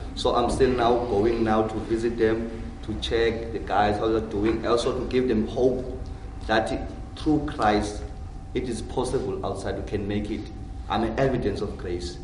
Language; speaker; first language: English; non-native, local second language; Xhosa